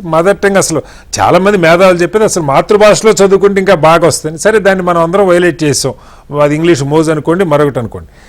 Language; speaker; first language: Telugu; native; Telugu